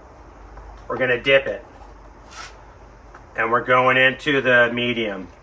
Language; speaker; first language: English; native; English